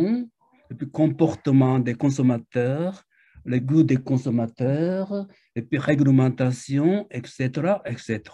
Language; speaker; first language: French; non-native, fluent; Japanese